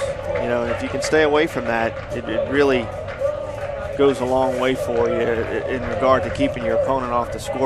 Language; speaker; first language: English; native; English